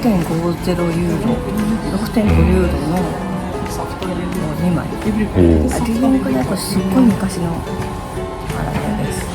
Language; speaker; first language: Japanese; native; Japanese